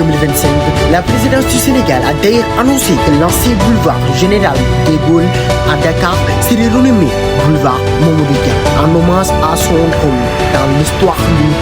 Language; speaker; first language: French; non-native, local second language; Wolof